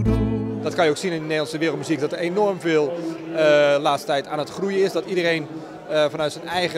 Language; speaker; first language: Dutch; native; Dutch